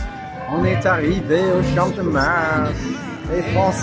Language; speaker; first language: French; non-native, fluent; English